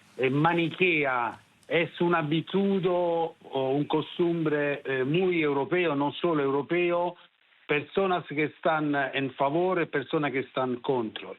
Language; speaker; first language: Spanish; non-native, fluent; Italian